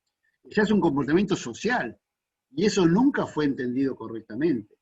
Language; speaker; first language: Spanish; native; Spanish